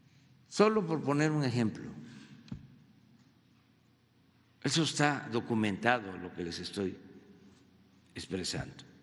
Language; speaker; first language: Spanish; native; Spanish